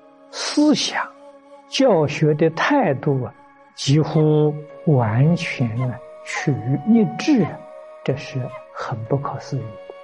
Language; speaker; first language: Chinese; native; Chinese